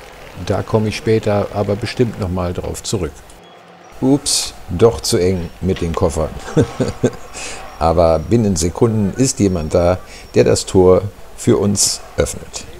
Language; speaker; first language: German; native; German